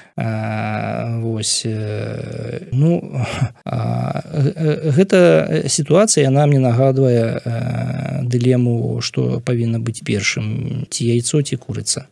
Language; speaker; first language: Belarusian; non-native, local second language; Russian